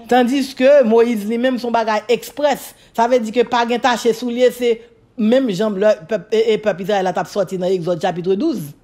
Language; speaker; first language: French; non-native, local second language; Haitian Creole